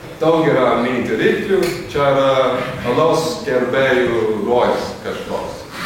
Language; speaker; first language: Lithuanian; non-native, fluent; English